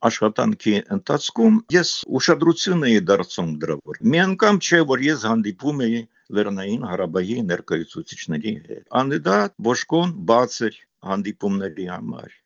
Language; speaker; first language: Armenian; non-native, fluent; Ukrainian